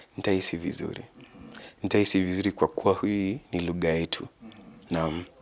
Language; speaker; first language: Swahili; non-native, local second language; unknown